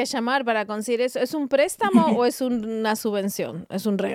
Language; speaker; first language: Spanish; native; Spanish